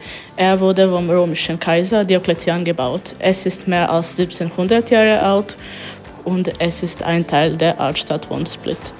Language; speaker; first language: German; non-native, learner; Croatian